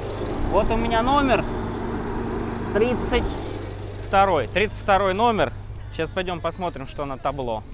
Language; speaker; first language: Russian; native; Russian